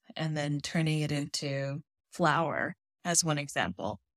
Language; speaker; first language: English; native; English